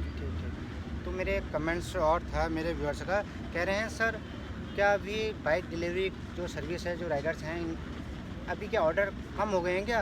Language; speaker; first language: Hindi; native; Hindi